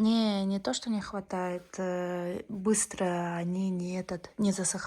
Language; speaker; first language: Russian; non-native, local second language; Tajik